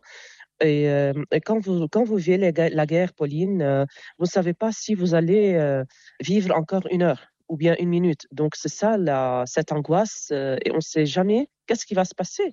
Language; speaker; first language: French; non-native, local second language; Arabic